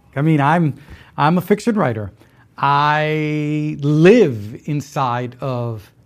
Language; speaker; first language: English; early bilingual, other home language; Spanish